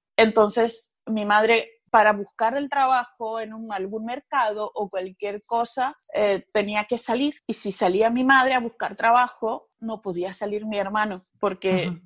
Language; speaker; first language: Spanish; non-native, fluent; Georgian